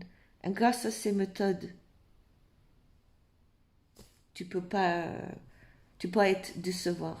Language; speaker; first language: French; non-native, fluent; English